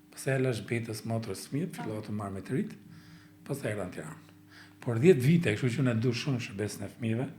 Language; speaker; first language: Albanian; native; Albanian